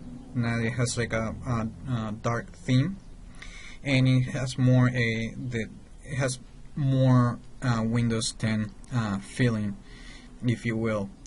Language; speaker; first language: English; non-native, fluent; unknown